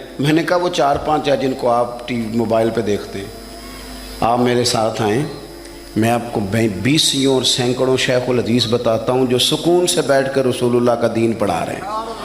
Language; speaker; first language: Urdu; non-native, local second language; Punjabi